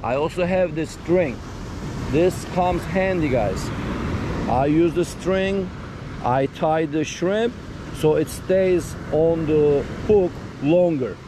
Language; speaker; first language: English; native; English